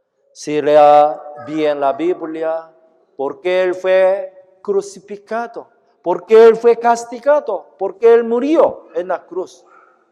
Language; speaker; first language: Spanish; non-native, fluent; Korean